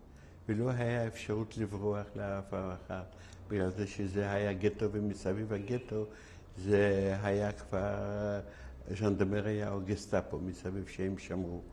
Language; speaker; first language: Hebrew; non-native, fluent; Yiddish